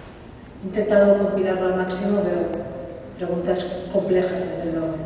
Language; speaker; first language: Spanish; native; Spanish